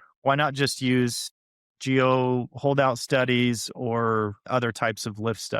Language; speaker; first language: English; native; English